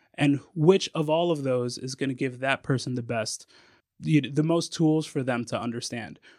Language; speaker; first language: English; native; English